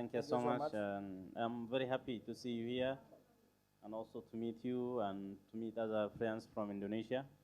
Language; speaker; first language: English; non-native, fluent; Arabic